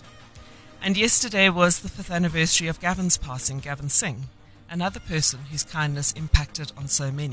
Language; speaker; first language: English; native; English